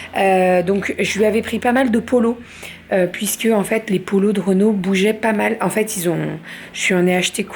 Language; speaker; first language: French; native; French